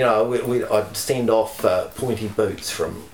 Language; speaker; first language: English; native; English